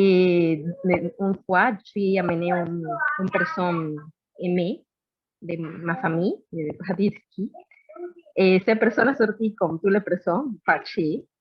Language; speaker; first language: French; non-native, learner; Spanish